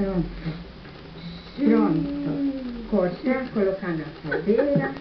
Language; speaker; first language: Portuguese; non-native, learner; German